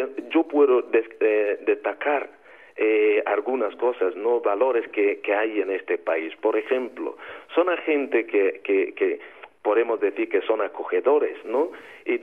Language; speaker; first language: Spanish; non-native, fluent; Igbo